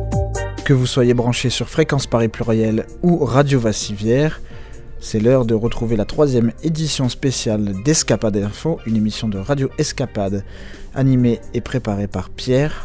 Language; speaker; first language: French; native; French